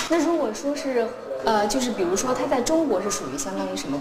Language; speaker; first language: Chinese; native; Chinese